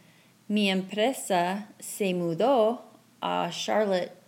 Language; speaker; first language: Spanish; non-native, fluent; English